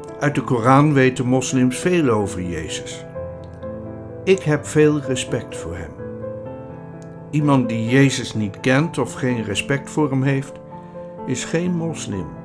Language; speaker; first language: Dutch; non-native, fluent; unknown